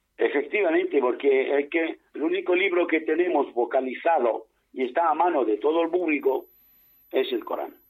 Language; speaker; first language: Spanish; non-native, fluent; Arabic